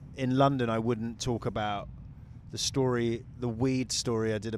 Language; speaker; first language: English; native; English